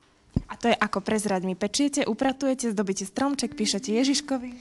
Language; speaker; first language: Slovak; native; Slovak